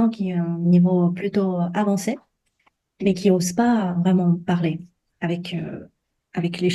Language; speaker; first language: French; non-native, fluent; Chinese